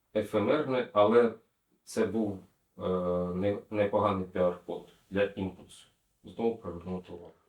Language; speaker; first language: Ukrainian; native; Ukrainian